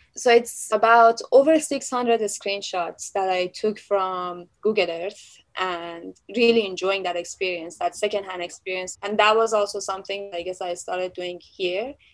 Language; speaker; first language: English; non-native, fluent; Persian